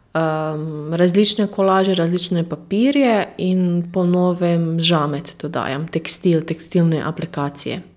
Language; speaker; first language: Slovenian; non-native, fluent; Croatian